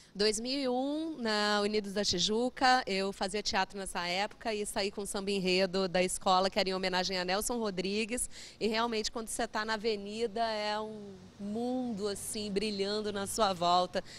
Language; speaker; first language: Portuguese; native; Portuguese